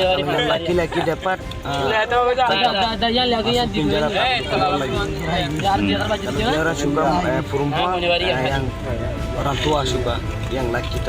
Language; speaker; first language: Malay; non-native, learner; Rohingya